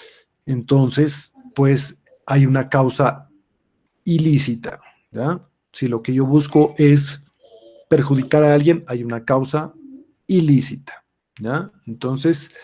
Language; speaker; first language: Spanish; native; Spanish